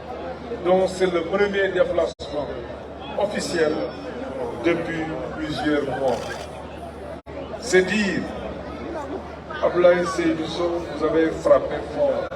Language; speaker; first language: French; non-native, local second language; Wolof